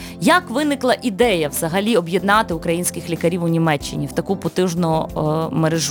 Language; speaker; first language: Ukrainian; native; Ukrainian